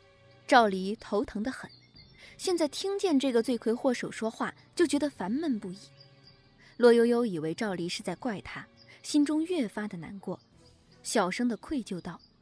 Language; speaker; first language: Chinese; native; Chinese